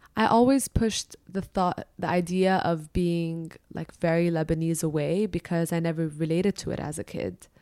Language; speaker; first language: English; early bilingual, other home language; Arabic